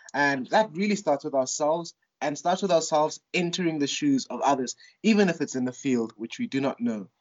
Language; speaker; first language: English; non-native, local second language; Tswana